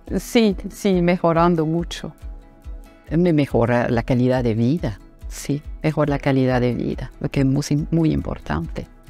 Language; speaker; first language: Spanish; non-native, fluent; Italian